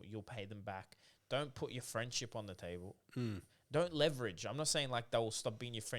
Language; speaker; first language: English; native; English